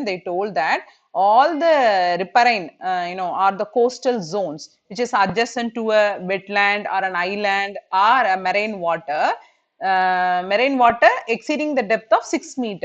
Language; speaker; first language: English; non-native, local second language; Tamil